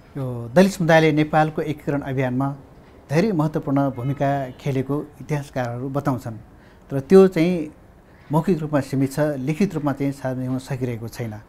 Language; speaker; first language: Nepali; native; Nepali